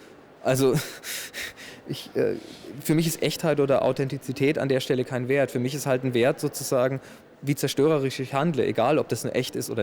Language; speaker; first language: German; native; German